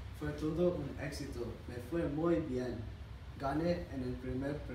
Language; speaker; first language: Spanish; non-native, learner; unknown